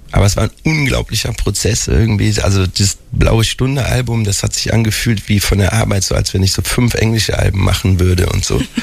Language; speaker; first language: German; native; German